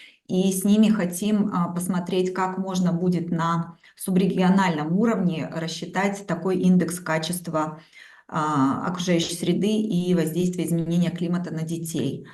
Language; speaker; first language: Russian; native; Russian